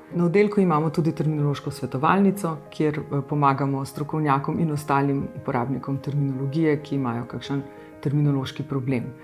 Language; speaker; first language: Slovenian; native; Slovenian